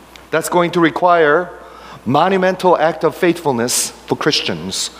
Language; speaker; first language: English; non-native, fluent; Korean